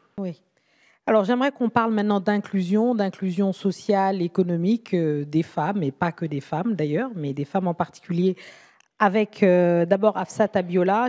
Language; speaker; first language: French; native; French